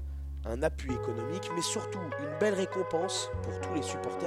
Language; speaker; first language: French; native; French